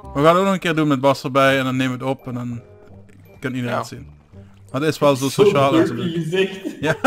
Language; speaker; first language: Dutch; native; Dutch